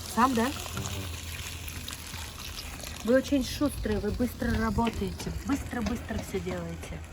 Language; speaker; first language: Russian; native; Russian